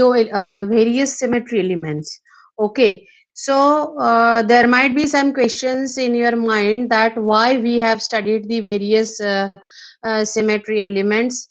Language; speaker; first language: English; non-native, local second language; Hindi